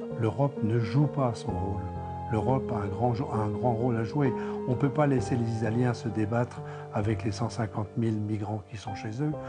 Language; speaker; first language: French; native; French